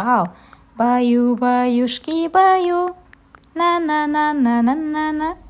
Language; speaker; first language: Russian; non-native, local second language; Kazakh